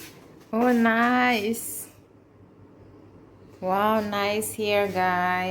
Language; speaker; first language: English; non-native, learner; Filipino